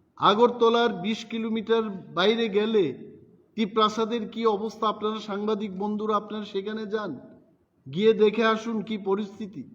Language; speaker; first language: Bangla; non-native, local second language; Kok Borok